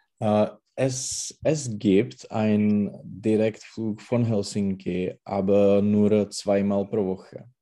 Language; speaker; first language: German; non-native, learner; Czech